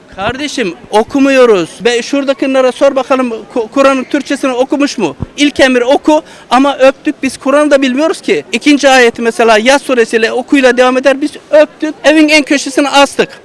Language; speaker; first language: Turkish; native; Turkish